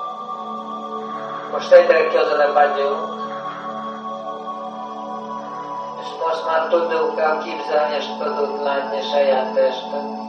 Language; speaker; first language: Hungarian; non-native, learner; Russian